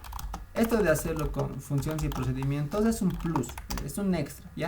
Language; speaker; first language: Spanish; native; Spanish